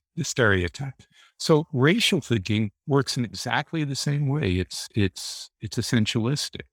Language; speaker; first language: English; native; English